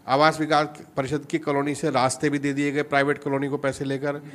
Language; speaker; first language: Hindi; native; Hindi